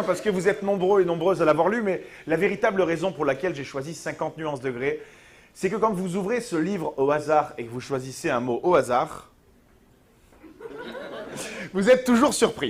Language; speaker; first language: French; native; French